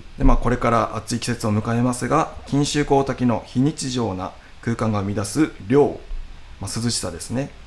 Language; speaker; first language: Japanese; native; Japanese